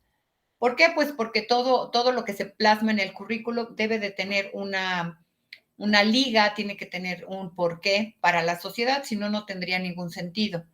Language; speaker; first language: Spanish; native; Spanish